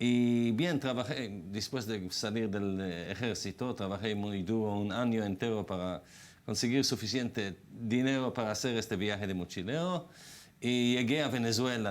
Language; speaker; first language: Spanish; non-native, fluent; Hebrew